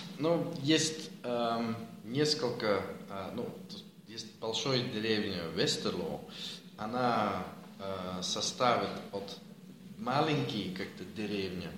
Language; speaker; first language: Russian; non-native, learner; Dutch